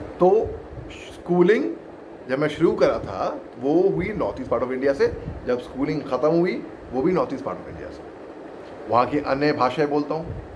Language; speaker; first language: Hindi; native; Hindi